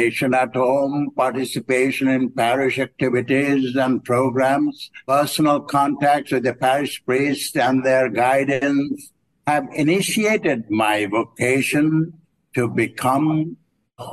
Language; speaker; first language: English; non-native, local second language; Bangla